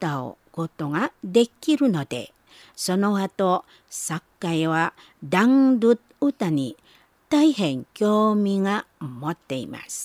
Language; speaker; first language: Japanese; non-native, learner; Indonesian